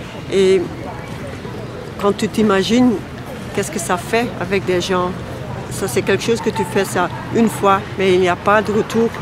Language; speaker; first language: French; non-native, local second language; Dutch